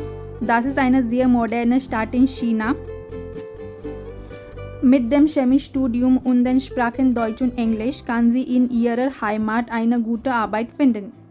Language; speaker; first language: German; non-native, fluent; Hindi